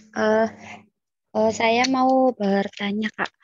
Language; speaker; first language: Indonesian; native; Indonesian